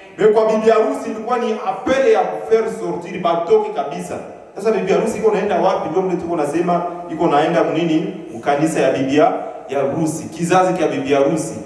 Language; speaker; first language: Swahili; native; Swahili